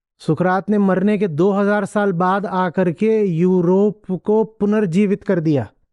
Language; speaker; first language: Hindi; native; Hindi